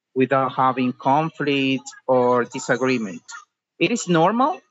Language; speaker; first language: English; non-native, fluent; Spanish